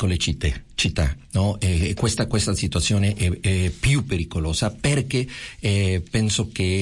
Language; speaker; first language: Italian; non-native, fluent; Spanish